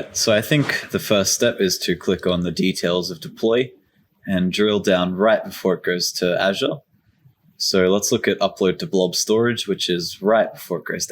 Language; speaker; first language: English; native; English